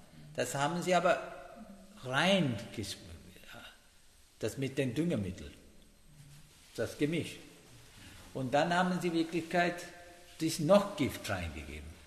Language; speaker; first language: German; non-native, learner; Sinhala